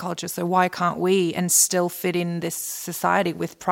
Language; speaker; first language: English; non-native, local second language; Korean